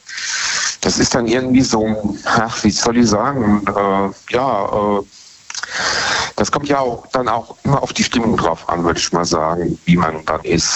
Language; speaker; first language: German; native; German